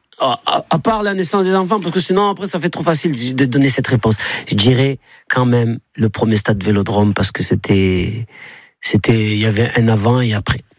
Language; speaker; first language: French; native; French